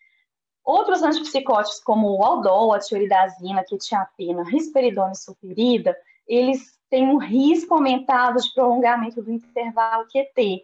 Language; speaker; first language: Portuguese; native; Portuguese